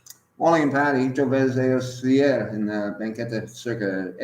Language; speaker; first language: Spanish; non-native, learner; English